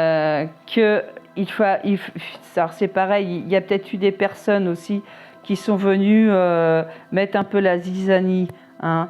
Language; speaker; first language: French; native; French